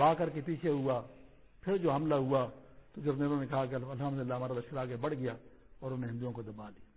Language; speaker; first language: Urdu; non-native, local second language; Pashto